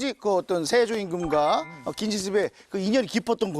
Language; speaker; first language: Korean; native; Korean